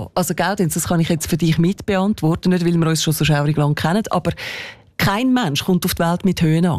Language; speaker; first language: German; native; German